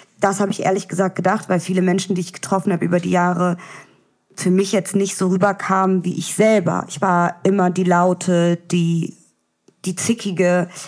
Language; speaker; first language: German; early bilingual, other home language; Russian